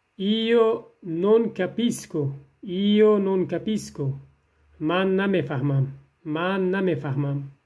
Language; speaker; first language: Italian; non-native, fluent; Persian